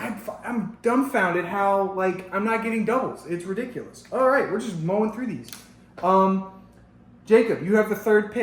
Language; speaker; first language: English; native; English